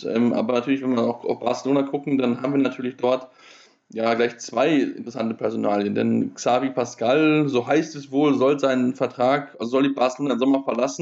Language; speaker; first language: German; native; German